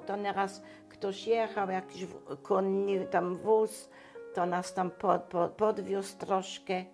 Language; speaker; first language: Polish; non-native, local second language; German